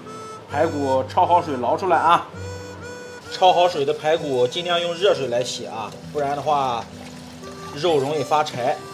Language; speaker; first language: Chinese; native; Chinese